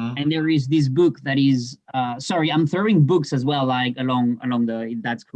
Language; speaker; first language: English; non-native, fluent; French